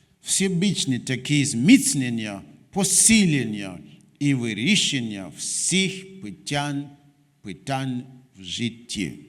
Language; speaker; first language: Ukrainian; non-native, fluent; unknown